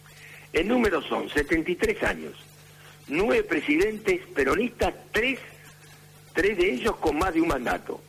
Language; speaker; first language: Spanish; native; Spanish